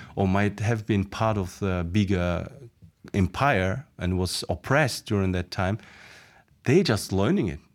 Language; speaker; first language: English; non-native, fluent; Mongolian